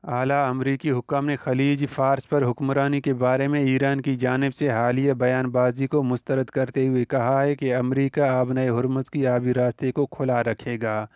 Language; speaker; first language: Urdu; non-native, local second language; Baluchi